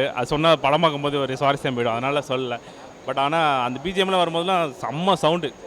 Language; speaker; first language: Tamil; native; Tamil